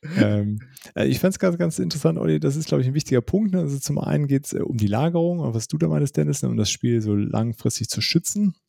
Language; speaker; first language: German; native; German